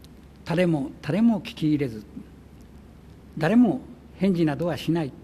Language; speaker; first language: Japanese; native; Japanese